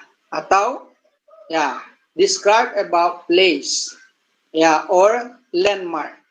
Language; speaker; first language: English; non-native, learner; Indonesian